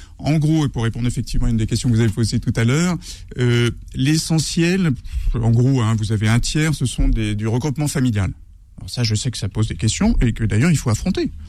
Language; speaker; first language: French; native; French